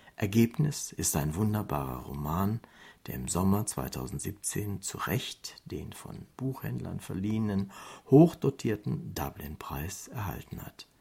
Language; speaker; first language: German; native; German